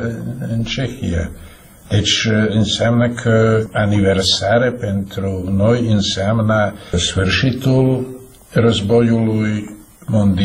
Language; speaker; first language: Romanian; non-native, fluent; Czech